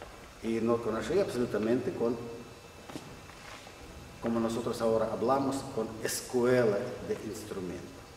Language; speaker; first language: Spanish; non-native, learner; Russian